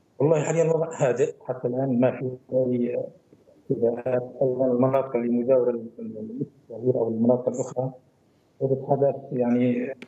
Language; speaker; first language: Arabic; native; Arabic